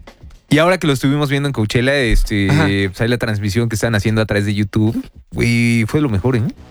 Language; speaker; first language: Spanish; native; Spanish